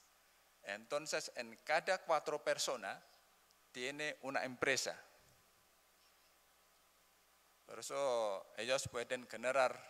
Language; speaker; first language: Spanish; non-native, learner; Indonesian